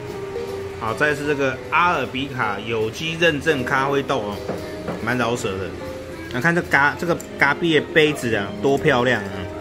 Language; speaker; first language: Chinese; native; Chinese